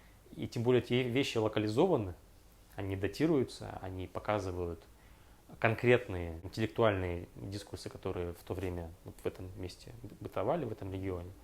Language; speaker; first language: Russian; native; Russian